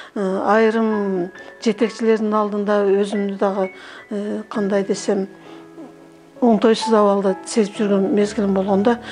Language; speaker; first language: Kyrgyz; native; Kyrgyz